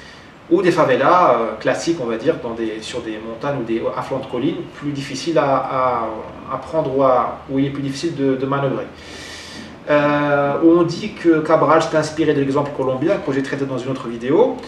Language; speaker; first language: French; non-native, local second language; Arabic